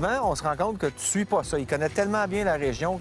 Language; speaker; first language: French; native; French